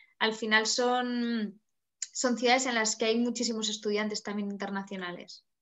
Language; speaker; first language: Spanish; native; Spanish